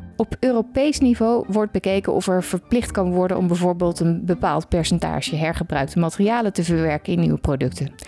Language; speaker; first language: Dutch; native; Dutch